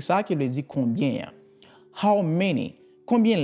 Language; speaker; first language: French; non-native, learner; Haitian Creole